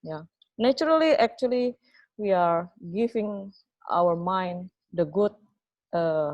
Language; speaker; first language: English; non-native, fluent; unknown